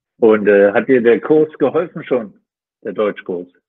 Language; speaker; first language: German; native; German